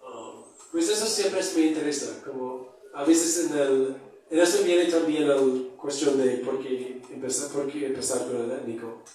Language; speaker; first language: Spanish; non-native, fluent; English